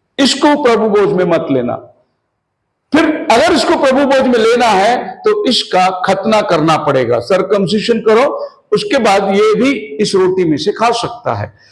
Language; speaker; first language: Hindi; non-native, local second language; Tamil